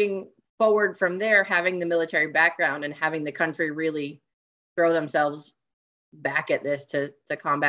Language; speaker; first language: English; native; English